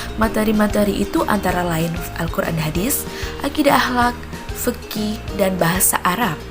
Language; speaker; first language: Indonesian; native; Indonesian